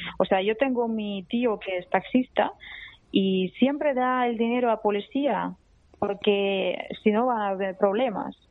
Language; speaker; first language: Spanish; non-native, fluent; Georgian